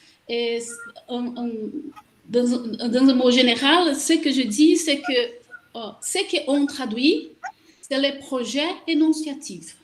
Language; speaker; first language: French; non-native, learner; Portuguese